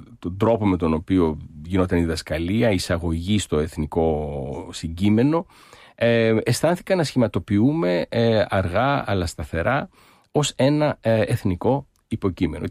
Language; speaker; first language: Greek; early bilingual, heritage; Greek